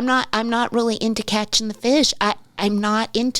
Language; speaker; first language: English; native; English